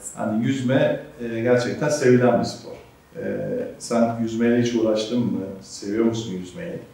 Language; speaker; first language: Turkish; native; Turkish